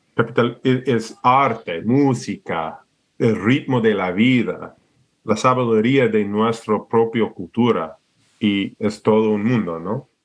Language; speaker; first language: Spanish; non-native, fluent; English